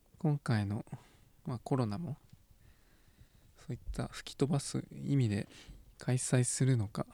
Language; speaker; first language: Japanese; native; Japanese